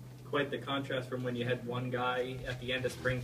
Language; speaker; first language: English; native; English